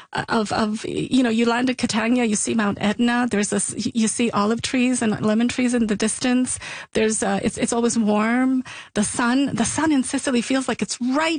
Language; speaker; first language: English; early bilingual, other home language; Sicilian